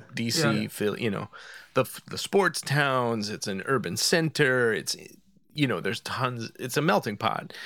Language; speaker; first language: English; native; English